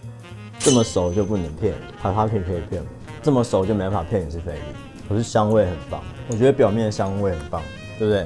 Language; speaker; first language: Chinese; native; Chinese